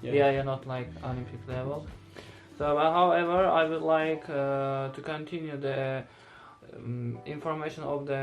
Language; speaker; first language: English; non-native, learner; Azerbaijani